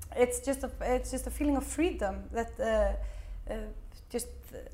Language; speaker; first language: English; non-native, fluent; Icelandic